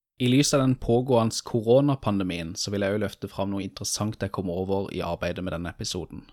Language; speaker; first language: Norwegian; native; Norwegian